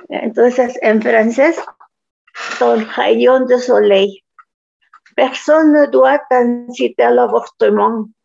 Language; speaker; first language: French; non-native, fluent; Spanish